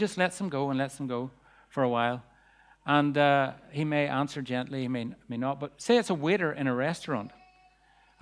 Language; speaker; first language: English; native; English